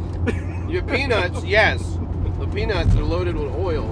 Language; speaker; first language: English; native; English